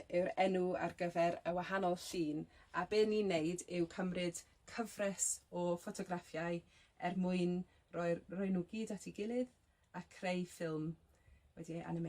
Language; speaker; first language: Welsh; non-native, local second language; English